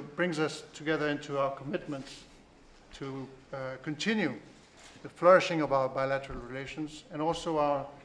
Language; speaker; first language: English; non-native, fluent; Spanish